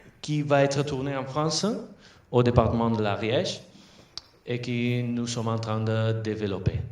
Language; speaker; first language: French; non-native, fluent; Catalan